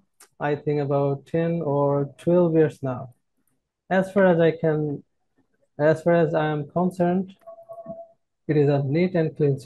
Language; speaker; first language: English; non-native, fluent; Bangla